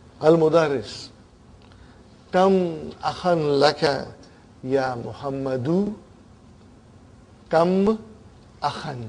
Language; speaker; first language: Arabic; non-native, fluent; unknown